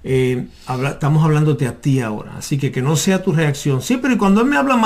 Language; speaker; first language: Spanish; native; Spanish